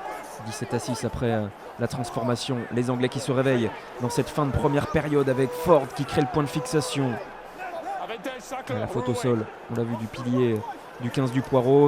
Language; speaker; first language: French; native; French